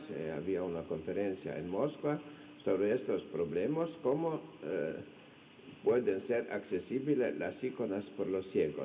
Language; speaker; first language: Spanish; non-native, fluent; Slovenian